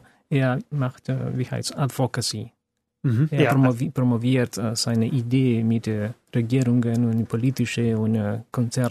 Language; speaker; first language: German; non-native, fluent; Spanish